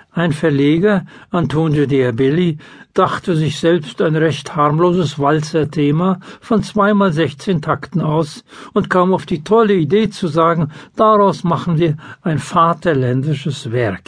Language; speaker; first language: German; native; German